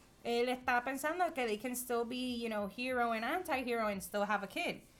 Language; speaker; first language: English; non-native, local second language; Spanish